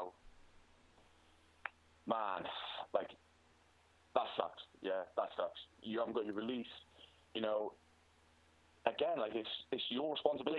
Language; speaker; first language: English; native; English